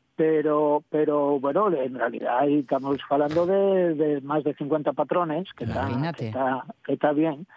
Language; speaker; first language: Spanish; native; Spanish